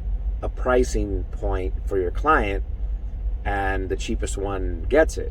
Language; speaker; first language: English; native; English